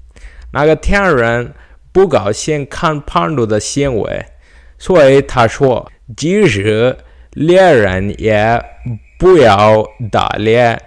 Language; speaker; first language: Chinese; non-native, learner; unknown